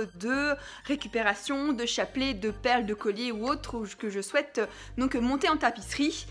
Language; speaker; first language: French; native; French